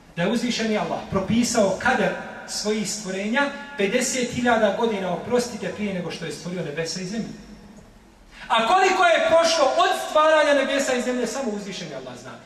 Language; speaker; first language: Bosnian; native; Bosnian